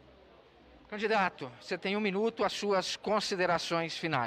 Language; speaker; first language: Portuguese; native; Portuguese